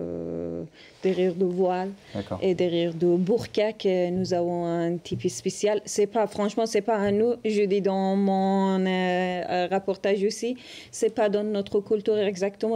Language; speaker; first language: French; non-native, learner; Persian